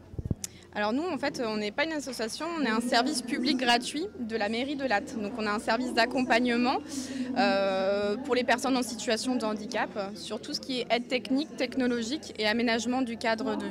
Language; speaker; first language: French; native; French